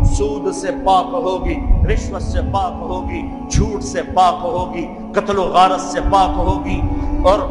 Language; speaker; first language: Urdu; non-native, local second language; Punjabi